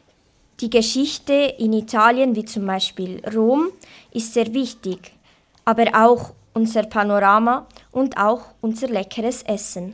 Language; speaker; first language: German; early bilingual, other home language; Italian